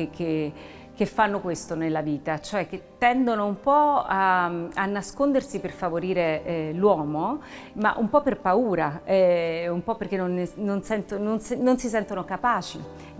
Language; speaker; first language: Italian; native; Italian